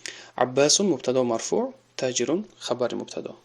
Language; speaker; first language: Arabic; non-native, fluent; Tajik